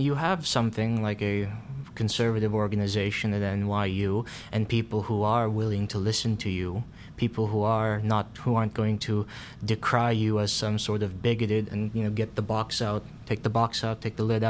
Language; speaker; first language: English; non-native, local second language; Filipino